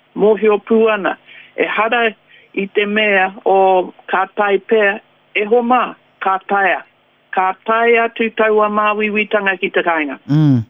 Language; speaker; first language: Māori; native; Māori